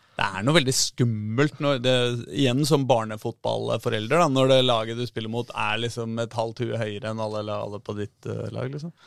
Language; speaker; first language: Norwegian; native; Norwegian